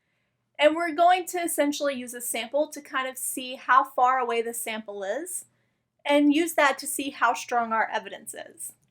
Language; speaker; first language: English; native; English